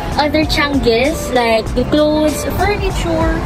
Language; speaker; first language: English; non-native, local second language; Filipino